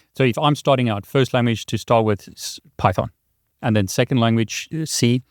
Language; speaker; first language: English; native; English